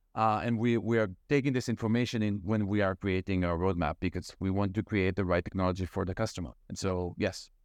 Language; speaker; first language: English; non-native, fluent; Hebrew